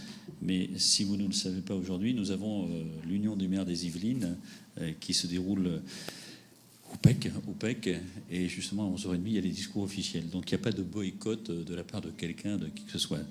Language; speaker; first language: French; native; French